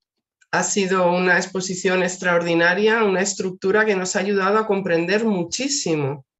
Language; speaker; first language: Spanish; native; Spanish